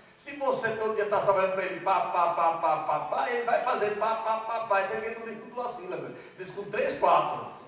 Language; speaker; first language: Portuguese; non-native, fluent; Malagasy